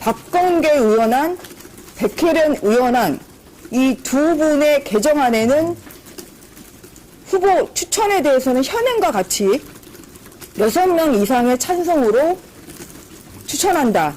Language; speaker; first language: Korean; native; Korean